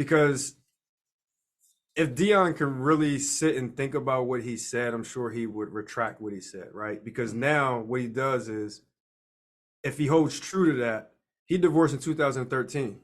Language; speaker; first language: English; native; English